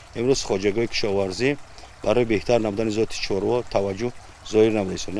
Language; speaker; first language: Tajik; native; Tajik